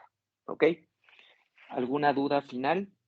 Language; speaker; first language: Spanish; native; Spanish